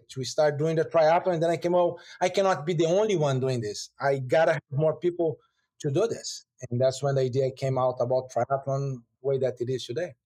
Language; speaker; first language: English; non-native, fluent; Portuguese